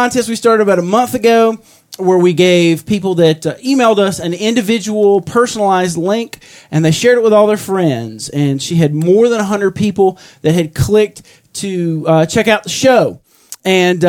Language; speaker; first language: English; native; English